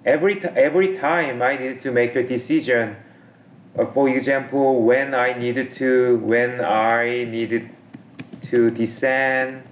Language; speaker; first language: English; non-native, learner; Korean